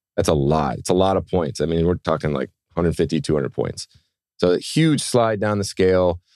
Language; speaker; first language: English; native; English